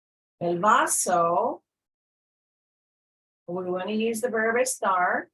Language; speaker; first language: Spanish; non-native, fluent; English